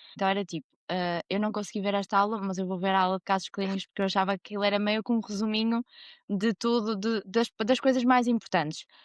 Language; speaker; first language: Portuguese; native; Portuguese